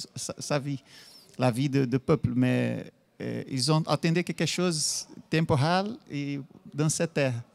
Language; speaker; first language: French; non-native, learner; Portuguese